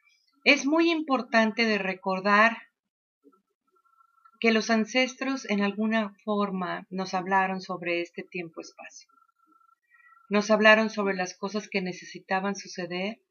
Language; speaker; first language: Spanish; native; Spanish